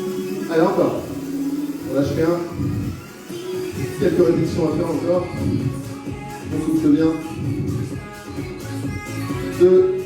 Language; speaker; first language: French; native; French